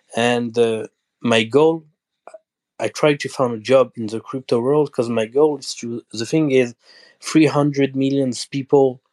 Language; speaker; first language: English; non-native, learner; French